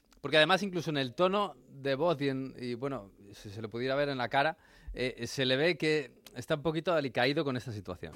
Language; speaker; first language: Spanish; native; Spanish